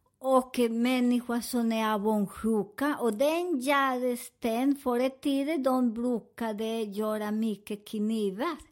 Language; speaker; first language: Swedish; non-native, learner; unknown